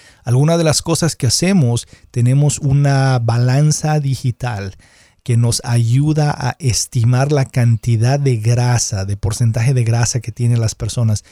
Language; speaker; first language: Spanish; native; Spanish